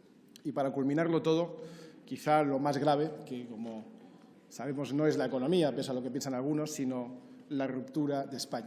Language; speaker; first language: Spanish; native; Spanish